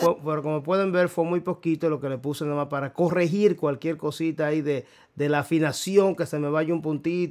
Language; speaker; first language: Spanish; native; Spanish